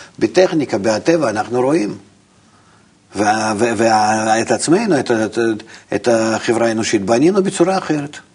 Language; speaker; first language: Hebrew; non-native, fluent; Russian